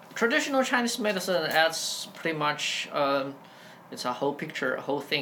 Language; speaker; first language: English; non-native, fluent; Chinese